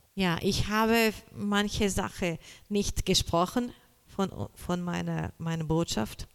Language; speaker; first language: German; non-native, learner; Portuguese